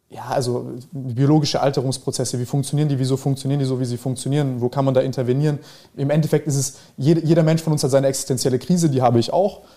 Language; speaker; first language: German; early bilingual, other home language; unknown